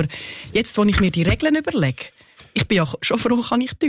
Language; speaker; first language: German; native; German